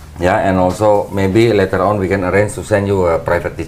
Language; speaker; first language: English; non-native, fluent; Indonesian